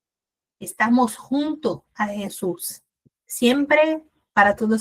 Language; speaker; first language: Spanish; non-native, fluent; Portuguese